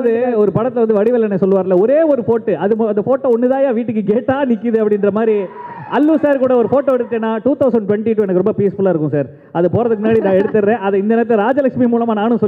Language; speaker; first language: Tamil; native; Tamil